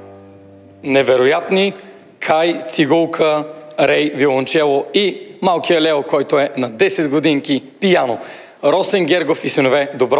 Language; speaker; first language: Bulgarian; native; Bulgarian